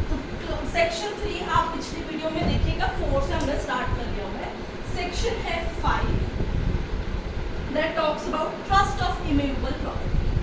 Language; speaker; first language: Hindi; native; Hindi